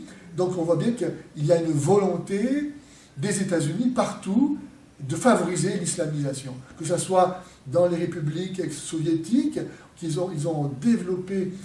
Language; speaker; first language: French; native; French